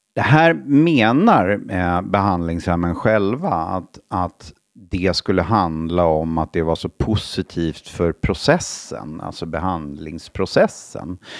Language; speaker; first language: Swedish; native; Swedish